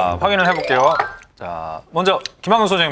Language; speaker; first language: Korean; native; Korean